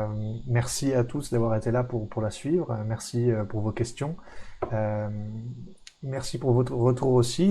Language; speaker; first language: French; native; French